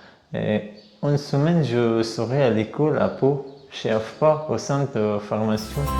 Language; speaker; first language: French; non-native, learner; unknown